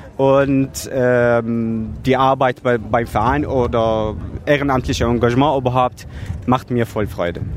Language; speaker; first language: German; non-native, fluent; Arabic